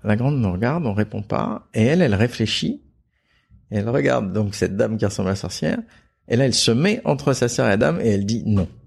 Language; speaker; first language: French; native; French